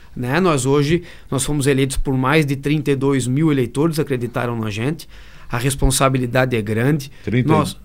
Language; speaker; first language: Portuguese; native; Portuguese